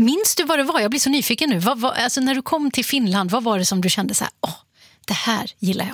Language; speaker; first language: Swedish; native; Swedish